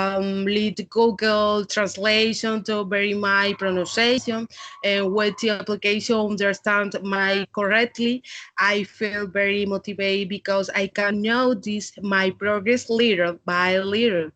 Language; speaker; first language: English; non-native, learner; Spanish